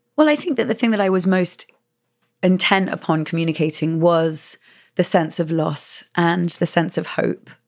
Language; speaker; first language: English; native; English